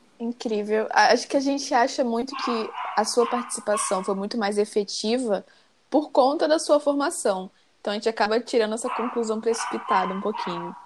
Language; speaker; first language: Portuguese; native; Portuguese